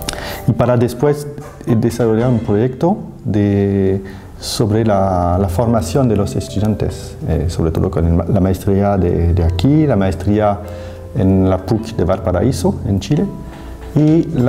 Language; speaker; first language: Spanish; non-native, fluent; French